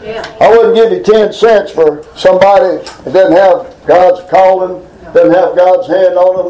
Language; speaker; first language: English; native; English